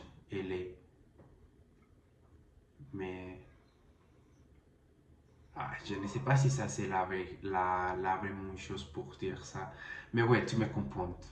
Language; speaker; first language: French; non-native, learner; Spanish